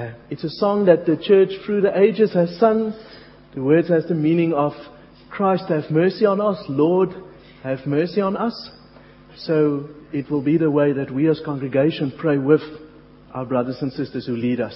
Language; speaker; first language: English; non-native, local second language; Afrikaans